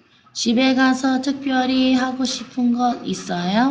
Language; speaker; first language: Korean; non-native, learner; English